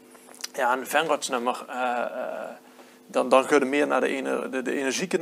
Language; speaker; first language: Dutch; native; Dutch